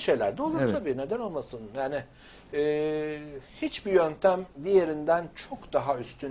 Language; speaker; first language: Turkish; native; Turkish